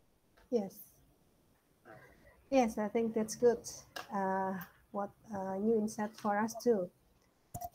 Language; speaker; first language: English; non-native, learner; Indonesian